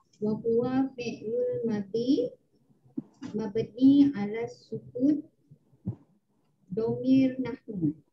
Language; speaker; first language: Arabic; non-native, learner; Malay